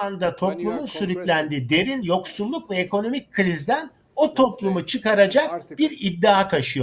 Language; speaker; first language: Turkish; native; Turkish